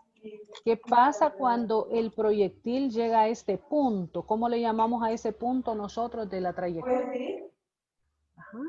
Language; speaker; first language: Spanish; native; Spanish